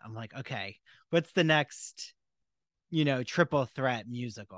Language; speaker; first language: English; native; English